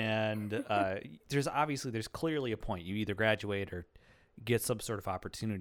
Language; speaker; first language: English; native; English